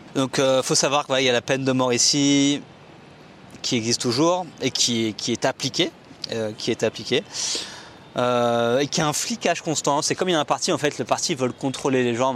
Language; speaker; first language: French; native; French